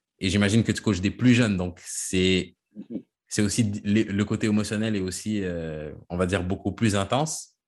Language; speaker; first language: French; native; French